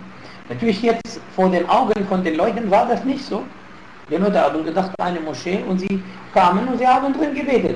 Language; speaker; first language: German; non-native, fluent; Arabic